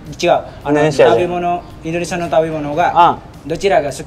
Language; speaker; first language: Japanese; non-native, learner; Indonesian